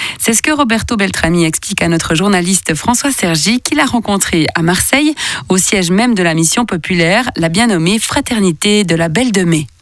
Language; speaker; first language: French; native; French